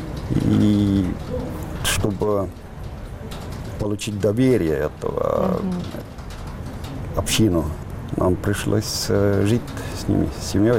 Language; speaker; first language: Russian; non-native, fluent; Estonian